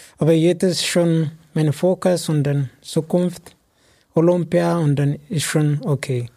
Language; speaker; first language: German; non-native, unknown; Amharic